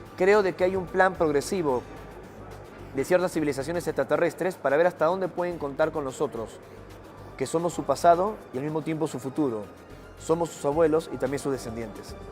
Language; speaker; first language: Spanish; native; Spanish